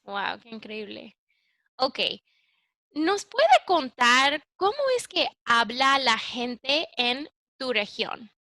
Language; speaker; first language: Spanish; early bilingual, heritage; English